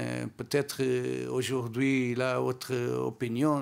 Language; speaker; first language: French; non-native, learner; Portuguese